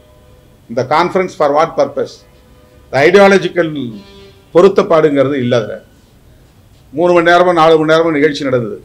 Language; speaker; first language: Tamil; native; Tamil